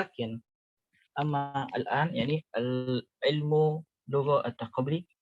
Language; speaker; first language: Arabic; non-native, learner; Indonesian